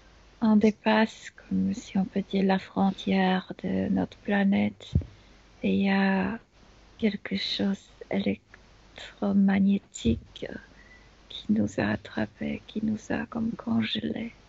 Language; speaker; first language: French; non-native, fluent; Spanish